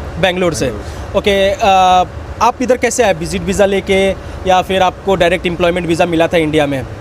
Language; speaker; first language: Hindi; native; Hindi